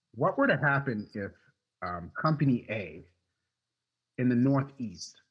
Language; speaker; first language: English; native; English